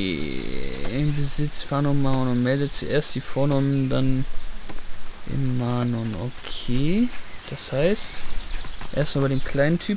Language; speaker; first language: German; native; German